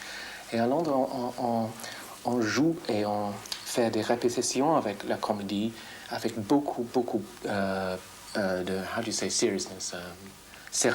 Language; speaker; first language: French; non-native, fluent; English